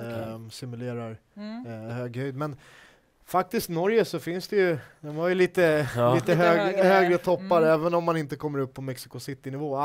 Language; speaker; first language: Swedish; native; Swedish